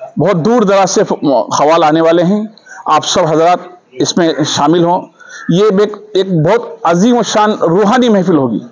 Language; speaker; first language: Urdu; native; Urdu